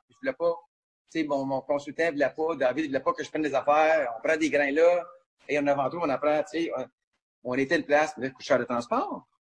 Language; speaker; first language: French; native; French